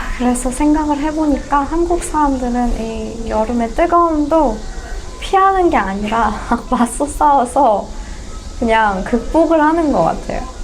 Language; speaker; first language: Korean; non-native, fluent; Persian